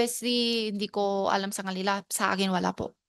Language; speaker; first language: Filipino; non-native, learner; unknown